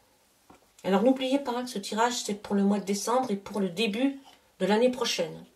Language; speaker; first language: French; native; French